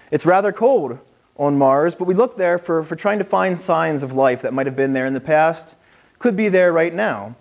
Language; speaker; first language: English; native; English